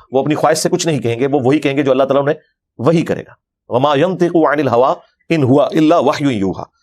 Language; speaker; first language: Urdu; non-native, local second language; Punjabi